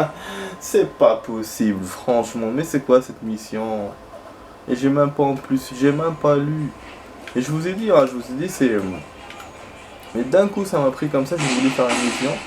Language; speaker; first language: French; native; French